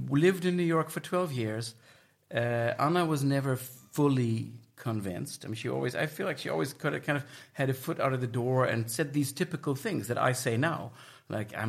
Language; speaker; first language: English; non-native, fluent; German